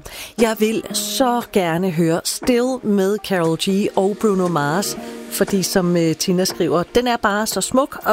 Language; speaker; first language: Danish; native; Danish